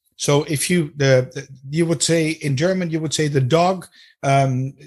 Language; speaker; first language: English; non-native, fluent; Dutch